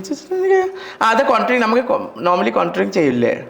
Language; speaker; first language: Malayalam; non-native, learner; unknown